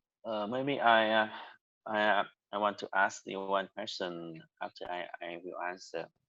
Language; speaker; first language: English; non-native, learner; Vietnamese